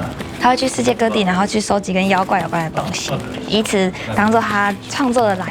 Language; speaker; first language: Chinese; native; Chinese